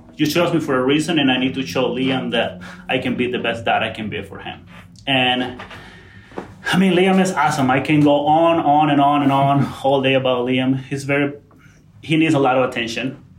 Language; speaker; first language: English; non-native, fluent; Spanish